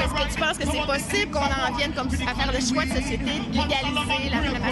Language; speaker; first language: French; native; French